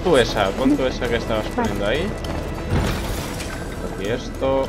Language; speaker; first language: Spanish; native; Spanish